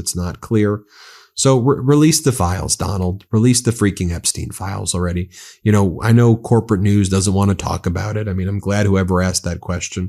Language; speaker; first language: English; native; English